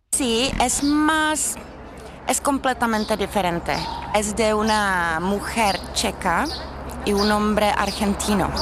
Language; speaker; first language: Spanish; non-native, learner; Czech